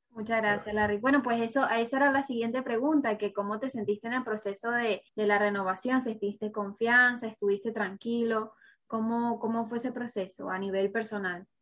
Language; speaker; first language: Spanish; native; Spanish